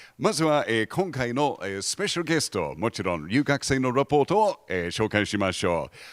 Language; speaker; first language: Japanese; non-native, fluent; English